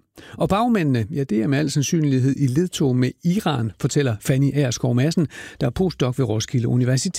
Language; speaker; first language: Danish; native; Danish